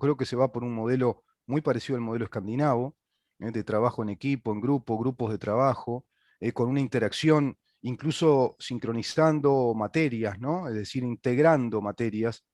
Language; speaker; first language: Spanish; native; Spanish